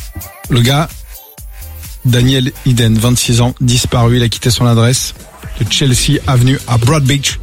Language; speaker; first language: French; native; French